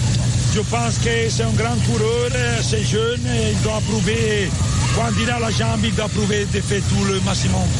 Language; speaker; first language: French; non-native, learner; Italian